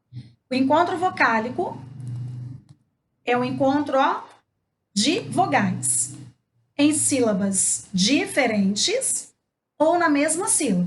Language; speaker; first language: Portuguese; native; Portuguese